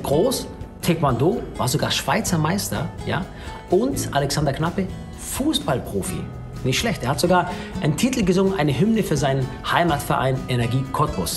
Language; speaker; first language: German; early bilingual, other home language; Italian